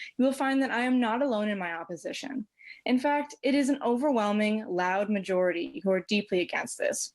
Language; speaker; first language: English; native; English